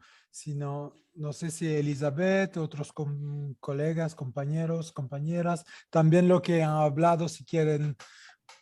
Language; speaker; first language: Spanish; non-native, fluent; Italian